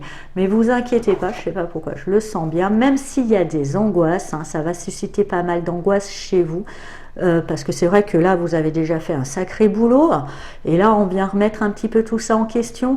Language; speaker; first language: French; native; French